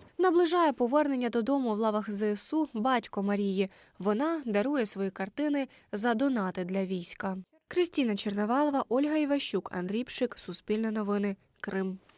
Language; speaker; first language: Ukrainian; native; Ukrainian